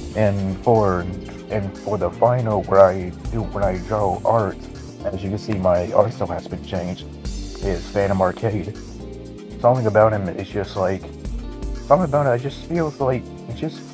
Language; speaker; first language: English; native; English